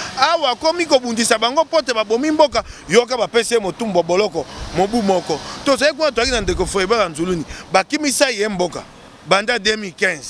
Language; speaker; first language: Lingala; non-native, local second language; Luba-Lulua